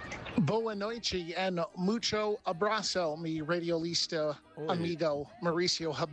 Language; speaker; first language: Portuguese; non-native, learner; English